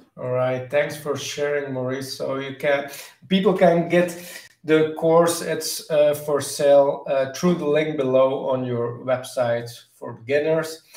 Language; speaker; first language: English; non-native, fluent; Dutch